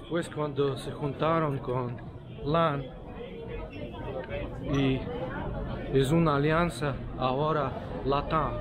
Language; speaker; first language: Spanish; non-native, fluent; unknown